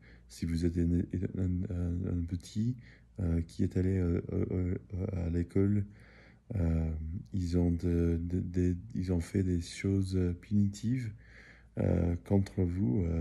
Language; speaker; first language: French; early bilingual, heritage; English